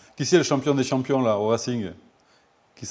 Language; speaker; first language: French; native; French